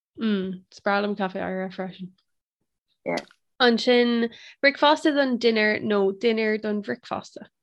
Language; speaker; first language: Irish; non-native, local second language; English